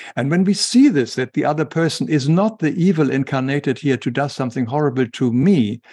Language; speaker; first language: English; non-native, fluent; German